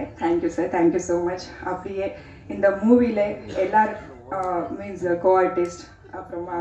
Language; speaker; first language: Tamil; non-native, fluent; Kannada